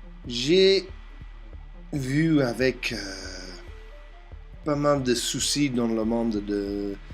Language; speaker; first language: French; non-native, fluent; English